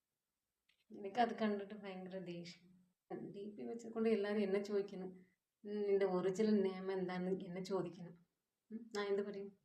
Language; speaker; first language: Malayalam; non-native, local second language; Tamil